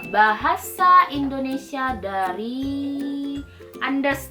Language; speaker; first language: Indonesian; non-native, local second language; Minangkabau